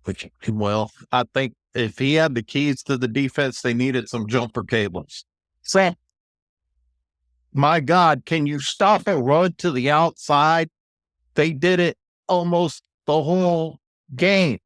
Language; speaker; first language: English; native; English